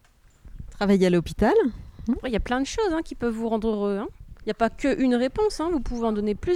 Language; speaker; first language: French; native; French